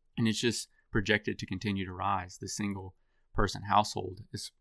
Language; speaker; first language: English; native; English